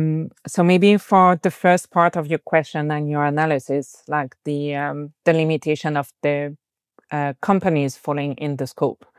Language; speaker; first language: English; non-native, fluent; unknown